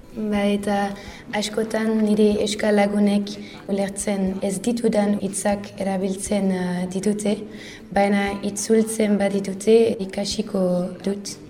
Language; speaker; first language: Basque; non-native, learner; Dutch